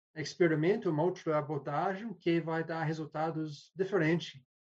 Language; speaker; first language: Portuguese; non-native, fluent; English